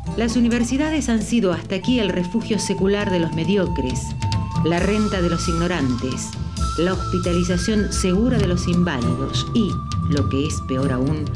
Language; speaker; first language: Spanish; native; Spanish